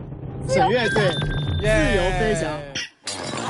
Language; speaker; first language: Chinese; native; Chinese